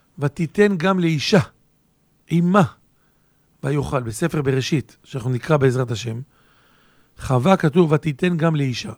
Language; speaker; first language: Hebrew; native; Hebrew